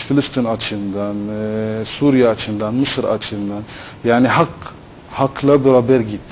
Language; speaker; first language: Turkish; non-native, fluent; Arabic